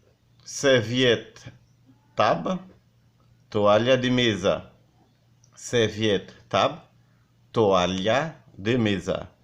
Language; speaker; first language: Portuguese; non-native, learner; Haitian Creole